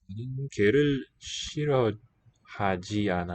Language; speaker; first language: Korean; non-native, learner; English